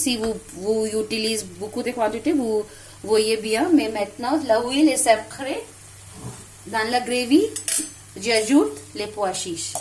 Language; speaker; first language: French; non-native, learner; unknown